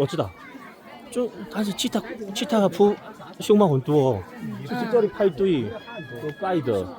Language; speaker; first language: Chinese; non-native, fluent; Korean